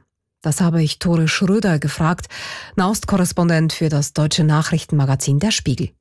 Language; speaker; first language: German; native; German